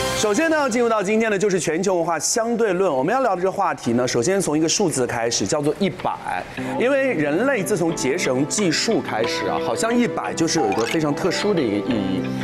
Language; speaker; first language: Chinese; native; Chinese